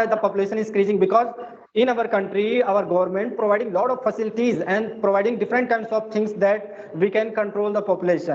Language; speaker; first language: English; non-native, fluent; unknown